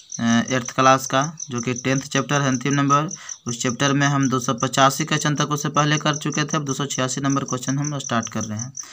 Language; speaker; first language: Hindi; native; Hindi